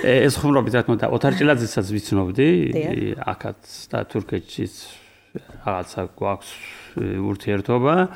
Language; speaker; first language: Georgian; early bilingual, heritage; Georgian